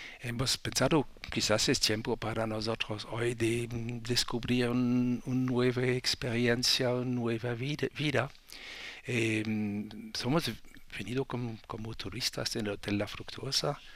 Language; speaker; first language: Spanish; non-native, learner; French